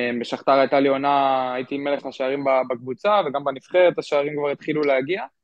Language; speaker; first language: Hebrew; native; Hebrew